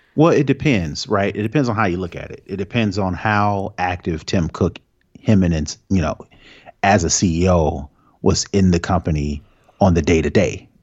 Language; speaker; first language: English; native; English